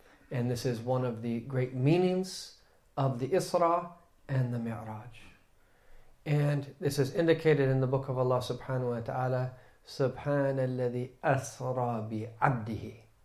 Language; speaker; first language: English; native; English